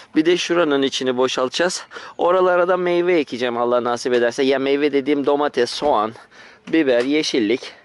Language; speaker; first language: Turkish; early bilingual, heritage; Turkish